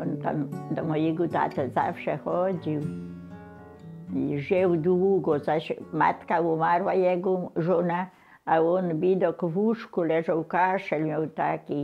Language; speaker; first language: Polish; early bilingual, heritage; Portuguese